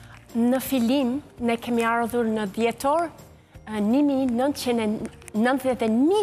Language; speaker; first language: Albanian; non-native, fluent; English